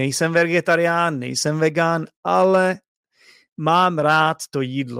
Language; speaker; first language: Czech; native; Czech